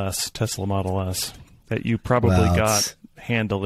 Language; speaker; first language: English; native; English